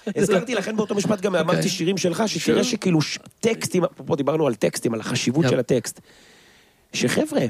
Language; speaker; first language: Hebrew; native; Hebrew